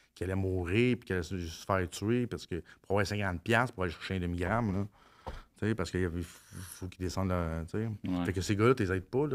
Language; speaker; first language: French; native; French